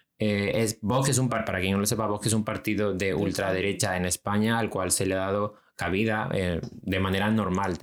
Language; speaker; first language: Spanish; native; Spanish